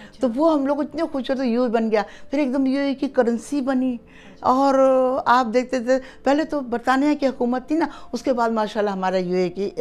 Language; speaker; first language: Urdu; early bilingual, heritage; Urdu